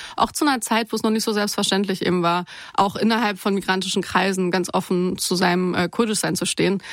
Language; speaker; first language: German; native; German